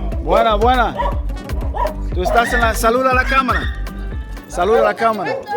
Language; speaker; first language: Spanish; non-native, learner; English